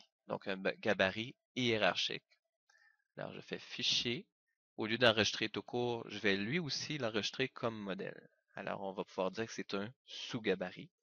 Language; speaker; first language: French; native; French